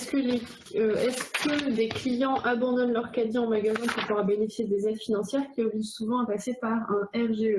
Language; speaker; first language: French; native; French